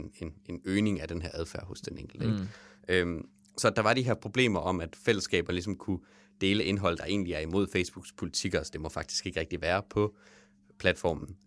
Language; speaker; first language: Danish; native; Danish